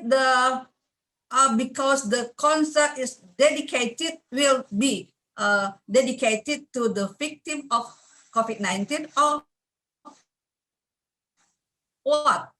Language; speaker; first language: English; non-native, learner; Indonesian